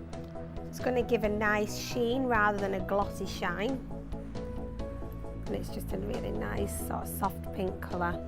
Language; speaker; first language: English; native; English